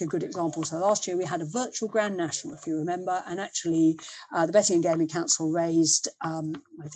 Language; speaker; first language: English; native; English